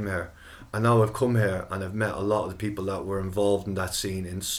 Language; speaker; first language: English; native; English